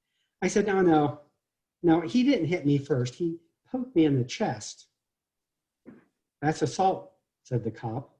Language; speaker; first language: English; native; English